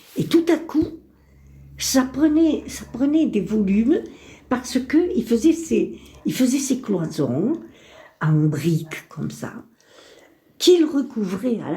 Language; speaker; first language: French; early bilingual, other home language; Spanish